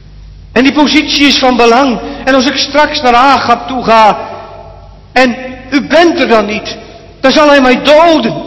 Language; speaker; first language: Dutch; native; Dutch